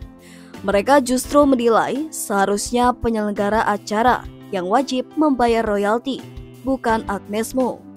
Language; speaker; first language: Indonesian; native; Indonesian